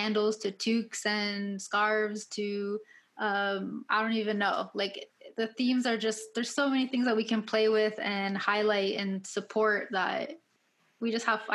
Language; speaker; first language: English; native; English